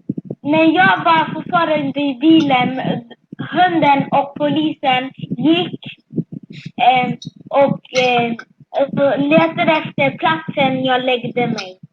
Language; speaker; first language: Swedish; early bilingual, other home language; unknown